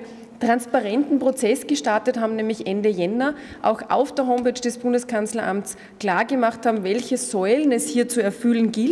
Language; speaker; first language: German; native; German